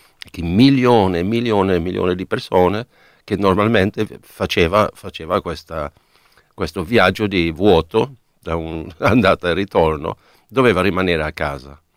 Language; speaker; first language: Italian; non-native, fluent; Swedish